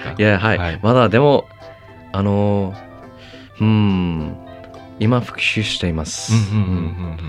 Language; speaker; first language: Japanese; non-native, learner; English